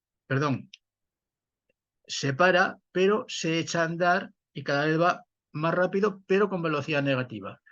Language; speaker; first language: Spanish; native; Spanish